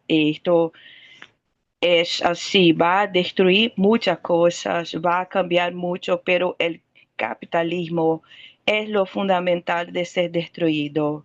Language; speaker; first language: Spanish; non-native, fluent; Portuguese